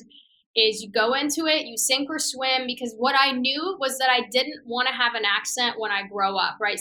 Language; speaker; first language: English; non-native, fluent; Persian